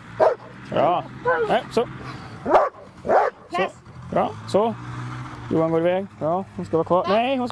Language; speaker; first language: Swedish; native; Swedish